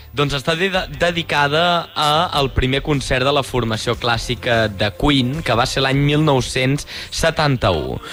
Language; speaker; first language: Catalan; native; Catalan